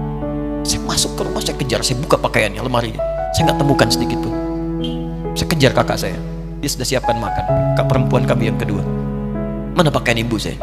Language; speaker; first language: Indonesian; native; Indonesian